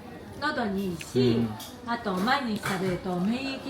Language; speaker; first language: Japanese; non-native, fluent; Filipino